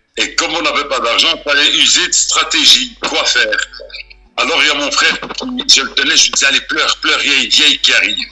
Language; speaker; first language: French; early bilingual, other home language; Arabic